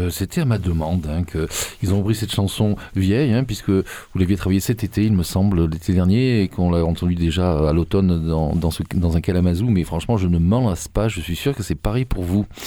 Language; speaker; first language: French; native; French